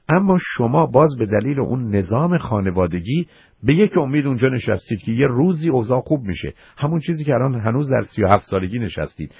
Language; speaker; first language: Persian; native; Persian